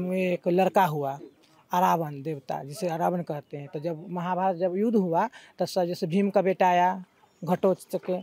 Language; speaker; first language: Hindi; native; Hindi